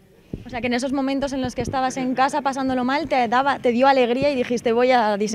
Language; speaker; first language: Spanish; native; Spanish